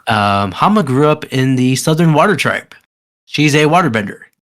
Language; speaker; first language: English; native; English